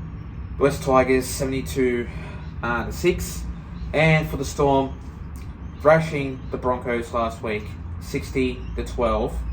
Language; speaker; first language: English; native; English